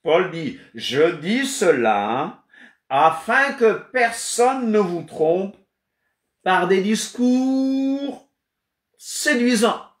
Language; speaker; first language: French; non-native, fluent; Kabuverdianu